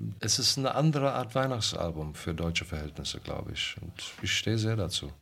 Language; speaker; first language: German; non-native, fluent; English